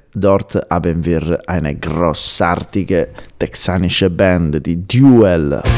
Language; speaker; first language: German; non-native, learner; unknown